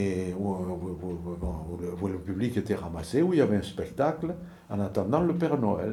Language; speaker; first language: French; native; French